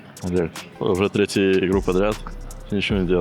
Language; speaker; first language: Russian; non-native, fluent; English